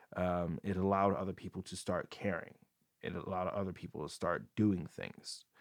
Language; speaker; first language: English; native; English